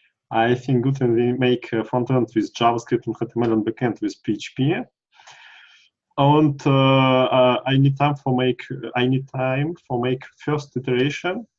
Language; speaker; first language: English; non-native, learner; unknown